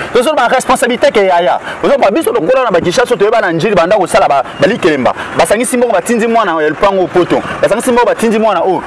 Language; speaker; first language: Lingala; native; Lingala